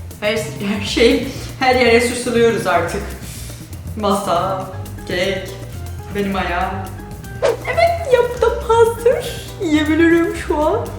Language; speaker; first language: Turkish; non-native, fluent; Portuguese